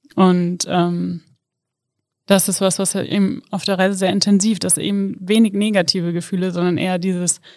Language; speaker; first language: German; native; German